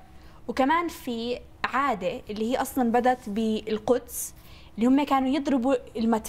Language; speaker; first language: Arabic; native; Arabic